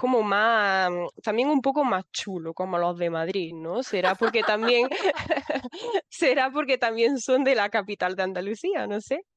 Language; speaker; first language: Spanish; native; Spanish